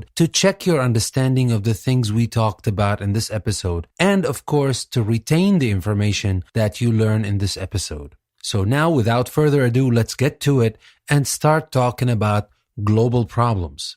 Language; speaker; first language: English; non-native, fluent; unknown